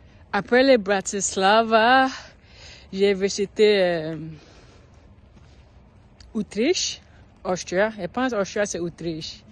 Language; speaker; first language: French; non-native, learner; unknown